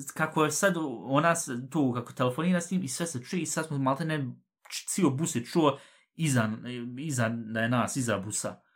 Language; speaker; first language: Bosnian; early bilingual, heritage; Bosnian